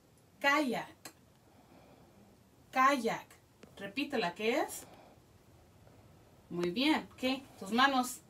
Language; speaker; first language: Spanish; early bilingual, heritage; Spanish